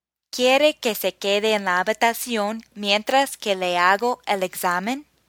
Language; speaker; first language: Spanish; non-native, fluent; English